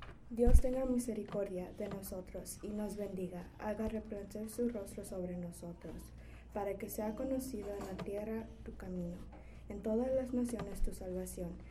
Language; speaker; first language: Spanish; early bilingual, heritage; Spanish